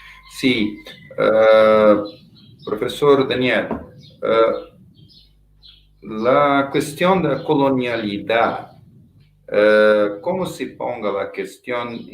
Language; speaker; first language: Spanish; non-native, fluent; Portuguese